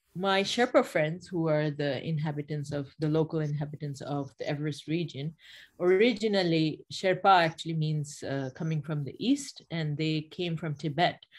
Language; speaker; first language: English; non-native, local second language; Bangla